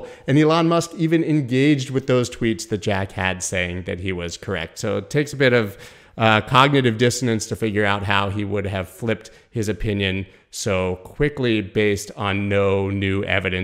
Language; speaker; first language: English; native; English